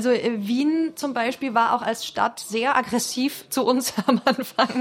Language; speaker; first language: German; native; German